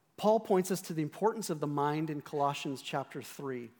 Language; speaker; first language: English; native; English